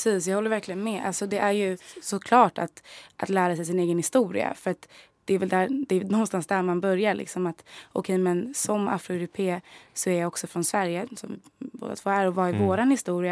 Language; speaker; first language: Swedish; native; Swedish